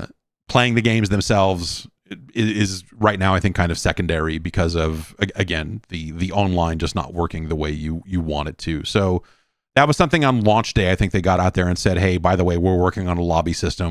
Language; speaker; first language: English; native; English